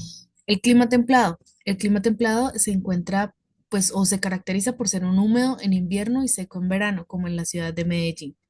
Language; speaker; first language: Spanish; native; Spanish